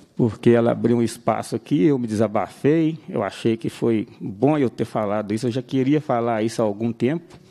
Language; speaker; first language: Portuguese; native; Portuguese